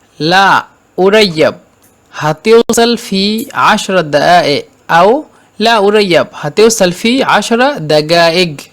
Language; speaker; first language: Egyptian Arabic; non-native, fluent; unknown